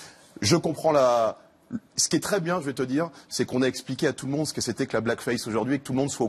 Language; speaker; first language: French; native; French